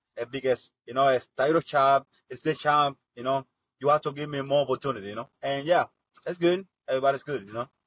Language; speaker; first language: English; non-native, learner; Spanish